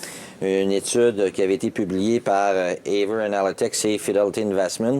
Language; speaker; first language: French; native; French